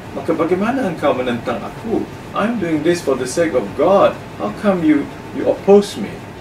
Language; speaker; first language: English; non-native, local second language; Malay